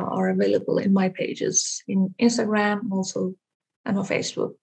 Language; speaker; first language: English; non-native, fluent; Persian